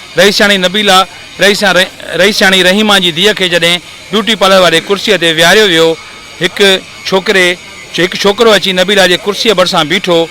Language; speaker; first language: Sindhi; native; Sindhi